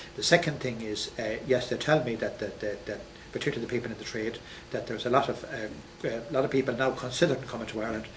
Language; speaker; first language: English; native; English